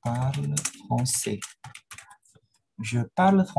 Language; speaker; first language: French; non-native, fluent; Indonesian